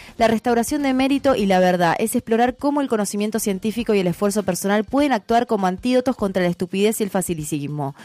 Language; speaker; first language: Spanish; native; Spanish